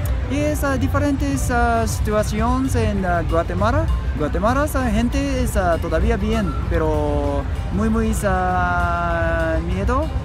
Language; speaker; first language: Spanish; non-native, learner; Japanese